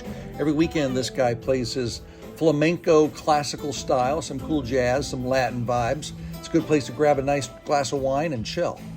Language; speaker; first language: English; native; English